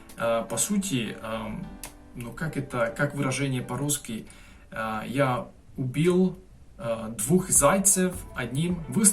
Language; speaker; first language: Russian; non-native, fluent; Hungarian